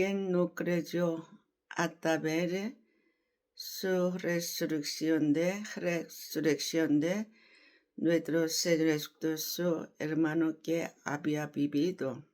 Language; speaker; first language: Spanish; non-native, learner; Korean